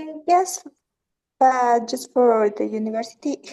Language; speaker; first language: English; non-native, learner; Spanish